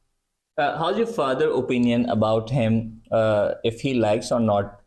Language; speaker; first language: English; non-native, local second language; Urdu